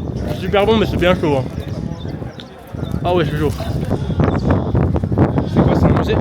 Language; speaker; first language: French; native; French